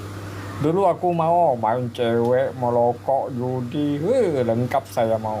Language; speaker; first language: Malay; non-native, local second language; Hakka Chinese